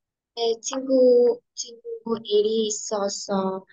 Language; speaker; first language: Korean; non-native, learner; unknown